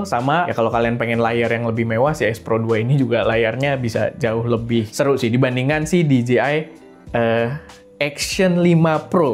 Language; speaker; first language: Indonesian; native; Indonesian